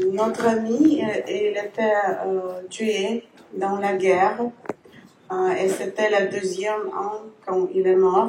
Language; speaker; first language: French; non-native, learner; Ukrainian